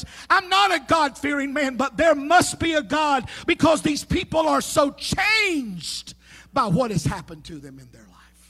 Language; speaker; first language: English; native; English